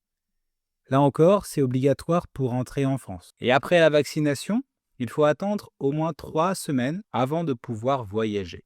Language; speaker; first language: French; native; French